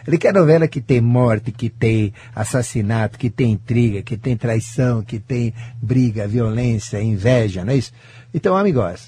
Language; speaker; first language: Portuguese; native; Portuguese